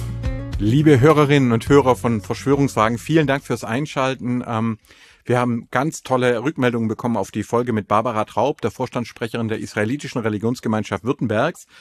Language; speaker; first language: German; native; German